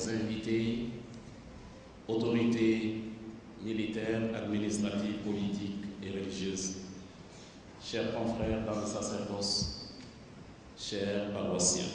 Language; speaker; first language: French; non-native, local second language; Jola-Fonyi